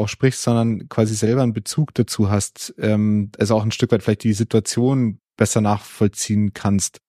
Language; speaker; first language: German; native; German